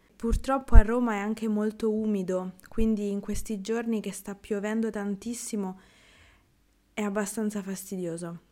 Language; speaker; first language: Italian; native; Italian